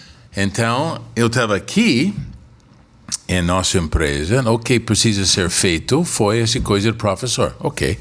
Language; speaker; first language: Portuguese; non-native, fluent; English